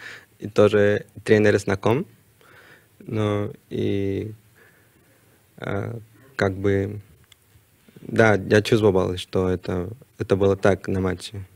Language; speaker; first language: Russian; non-native, learner; Spanish